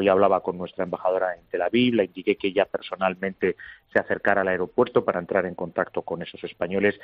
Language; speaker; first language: Spanish; native; Spanish